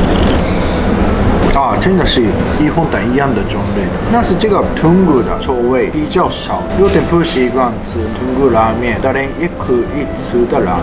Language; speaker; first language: Chinese; non-native, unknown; Japanese